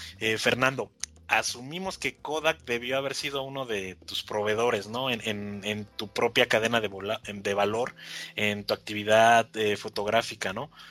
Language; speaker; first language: Spanish; native; Spanish